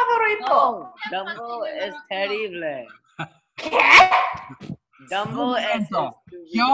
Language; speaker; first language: Spanish; non-native, learner; English